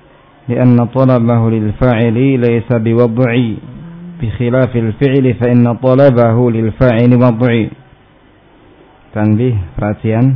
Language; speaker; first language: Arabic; non-native, fluent; Indonesian